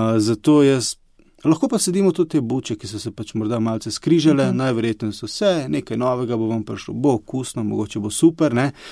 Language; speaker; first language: Slovenian; early bilingual, other home language; Bosnian